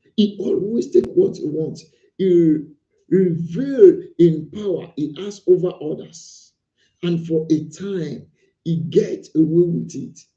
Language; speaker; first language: English; non-native, local second language; Yoruba